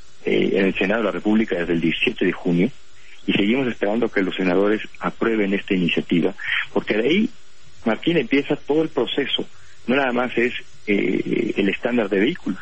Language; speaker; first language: Spanish; native; Spanish